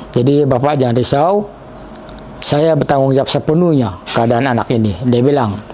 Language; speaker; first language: Malay; non-native, local second language; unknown